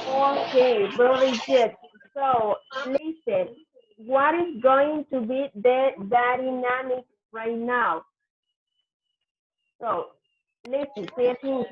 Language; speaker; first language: English; non-native, fluent; Spanish